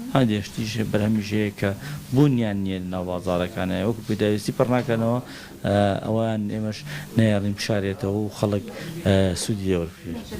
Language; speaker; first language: Central Kurdish; native; Central Kurdish